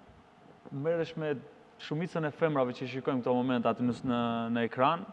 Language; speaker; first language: Albanian; native; Albanian